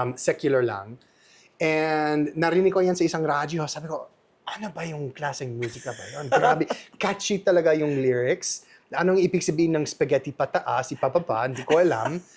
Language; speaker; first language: Filipino; non-native, fluent; English